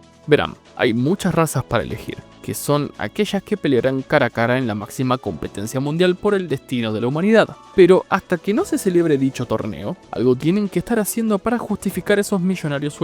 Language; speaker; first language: Spanish; native; Spanish